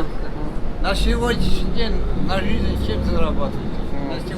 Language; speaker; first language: Russian; native; Russian